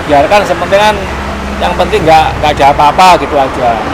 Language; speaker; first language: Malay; non-native, local second language; Javanese